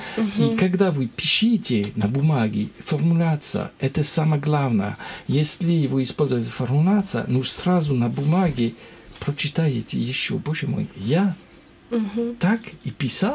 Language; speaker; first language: Russian; non-native, learner; French